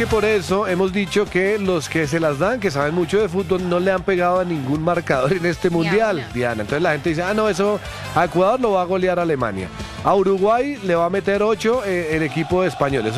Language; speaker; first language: Spanish; native; Spanish